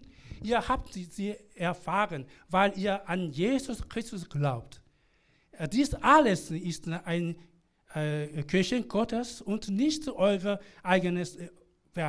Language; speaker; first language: German; non-native, learner; Korean